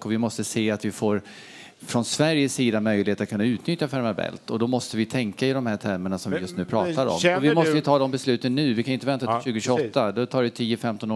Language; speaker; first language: Swedish; native; Swedish